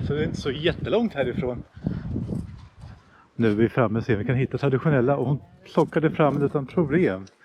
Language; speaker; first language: Swedish; native; Swedish